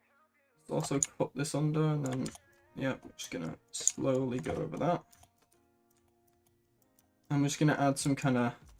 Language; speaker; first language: English; native; English